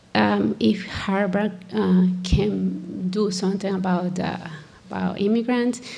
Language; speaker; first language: English; non-native, fluent; Spanish